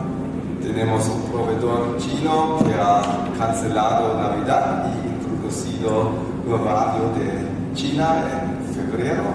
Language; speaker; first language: Spanish; non-native, fluent; German